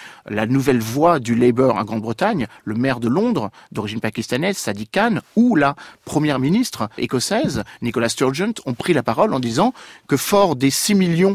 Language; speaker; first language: French; native; French